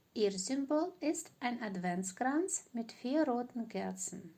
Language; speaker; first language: German; non-native, fluent; Ukrainian